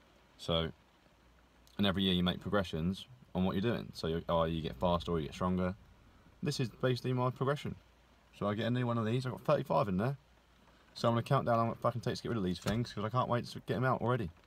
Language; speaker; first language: English; native; English